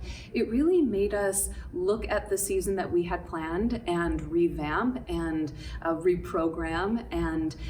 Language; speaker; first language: English; native; English